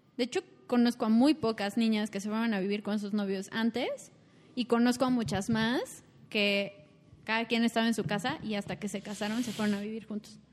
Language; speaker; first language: Spanish; native; Spanish